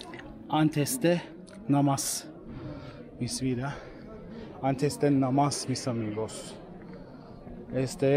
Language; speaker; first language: Spanish; non-native, learner; Turkish